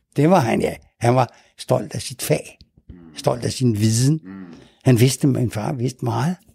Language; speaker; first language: Danish; native; Danish